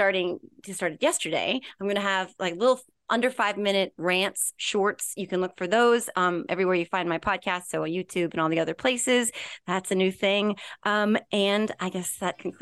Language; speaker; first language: English; native; English